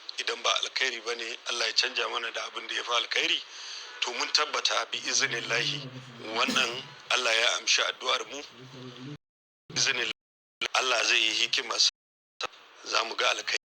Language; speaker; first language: Hausa; native; Hausa